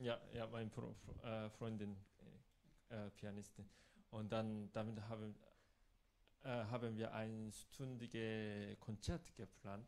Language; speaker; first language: German; non-native, fluent; Korean